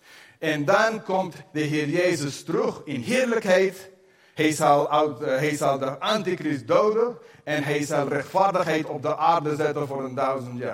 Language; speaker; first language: Dutch; non-native, fluent; English